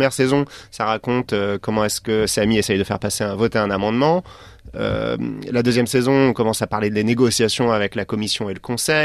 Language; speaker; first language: French; native; French